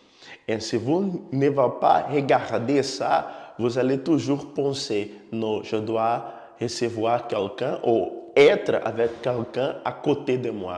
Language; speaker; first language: French; non-native, fluent; Portuguese